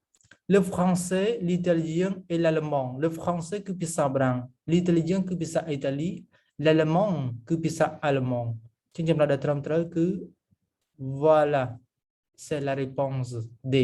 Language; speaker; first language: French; non-native, fluent; Khmer